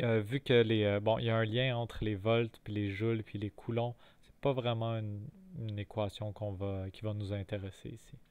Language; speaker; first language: French; native; French